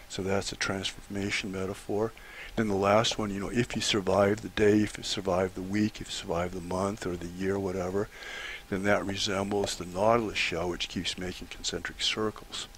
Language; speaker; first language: English; native; English